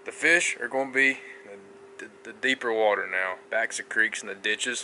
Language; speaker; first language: English; native; English